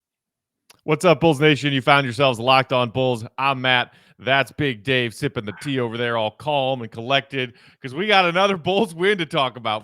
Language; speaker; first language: English; native; English